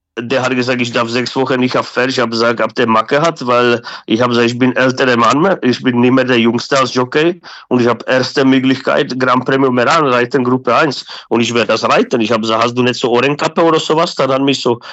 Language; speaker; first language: German; non-native, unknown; Czech